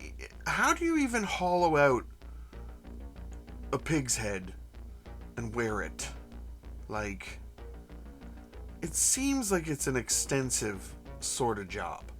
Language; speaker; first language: English; native; English